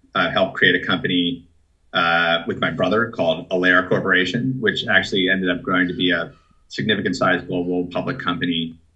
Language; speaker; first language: English; native; English